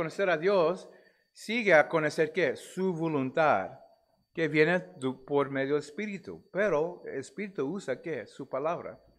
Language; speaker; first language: Spanish; non-native, fluent; English